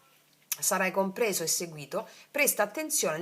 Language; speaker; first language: Italian; native; Italian